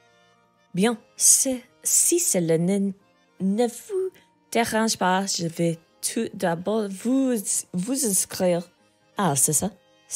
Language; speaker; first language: French; non-native, learner; English